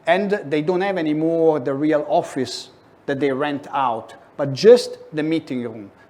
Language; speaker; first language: English; non-native, fluent; Italian